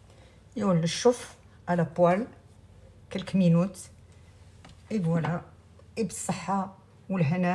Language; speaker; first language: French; non-native, local second language; Arabic